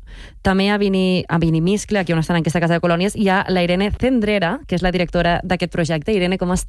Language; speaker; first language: Catalan; native; Catalan